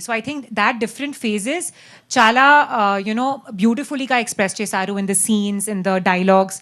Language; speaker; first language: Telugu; non-native, learner; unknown